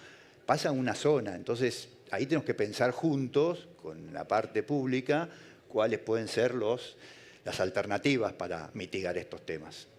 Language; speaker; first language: Spanish; native; Spanish